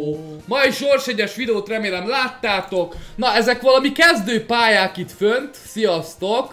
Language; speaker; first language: Hungarian; native; Hungarian